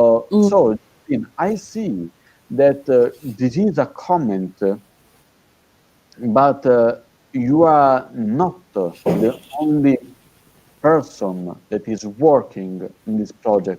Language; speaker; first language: English; non-native, fluent; Italian